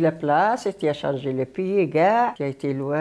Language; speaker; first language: French; non-native, learner; Arabic